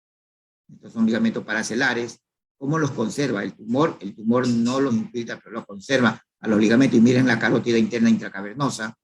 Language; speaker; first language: Spanish; native; Spanish